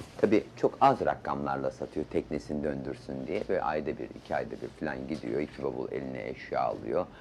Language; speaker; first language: Turkish; native; Turkish